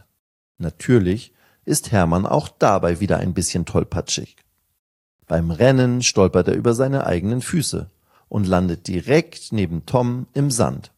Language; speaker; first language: German; native; German